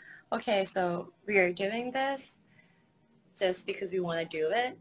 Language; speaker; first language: English; non-native, fluent; Thai